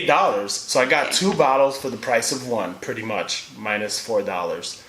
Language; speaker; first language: English; native; English